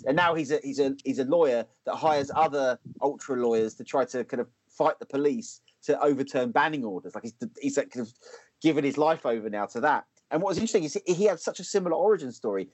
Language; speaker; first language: English; native; English